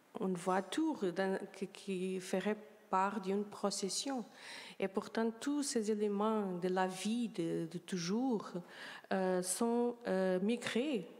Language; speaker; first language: French; non-native, learner; Portuguese